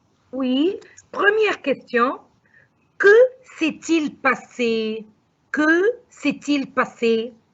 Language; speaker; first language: French; non-native, fluent; Arabic